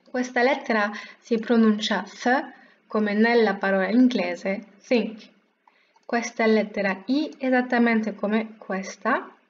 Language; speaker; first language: Italian; non-native, fluent; French